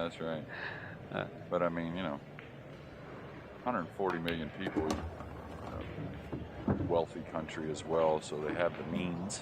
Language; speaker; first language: English; native; English